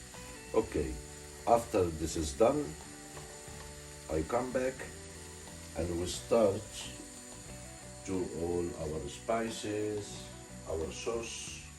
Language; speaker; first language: English; non-native, learner; Arabic